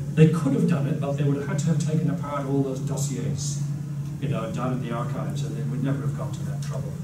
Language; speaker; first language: English; native; English